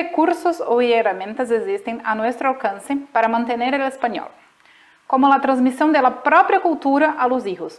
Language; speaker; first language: Spanish; non-native, fluent; Portuguese